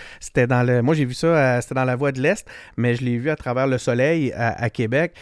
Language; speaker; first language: French; native; French